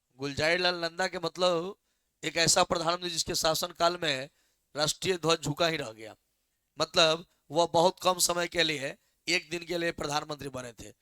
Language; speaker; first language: Hindi; native; Hindi